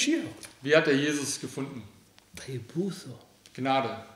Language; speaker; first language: German; early bilingual, other home language; Aramaic